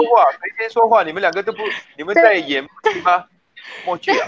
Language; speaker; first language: Chinese; native; Chinese